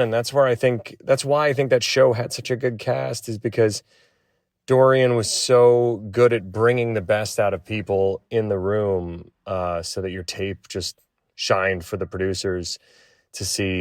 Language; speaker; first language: English; native; English